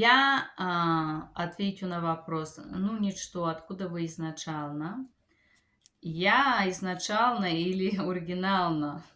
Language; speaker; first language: Russian; non-native, fluent; Bulgarian